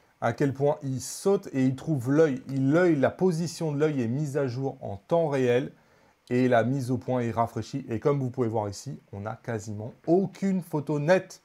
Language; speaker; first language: French; native; French